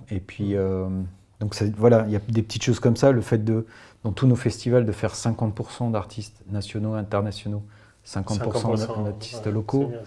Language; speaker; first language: French; native; French